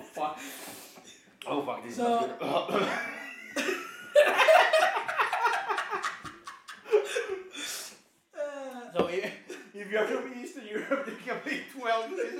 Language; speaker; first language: English; non-native, fluent; Finnish